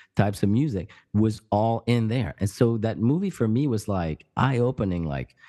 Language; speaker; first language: English; non-native, fluent; French